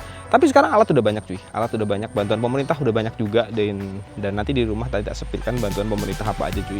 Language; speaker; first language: Indonesian; native; Indonesian